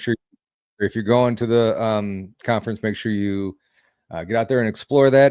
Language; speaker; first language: English; native; English